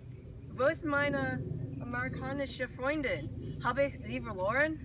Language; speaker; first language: German; non-native, learner; English